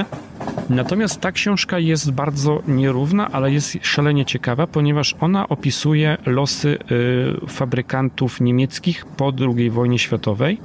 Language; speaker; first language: Polish; native; Polish